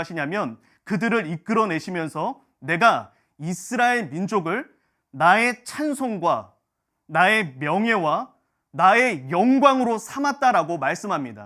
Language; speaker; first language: Korean; native; Korean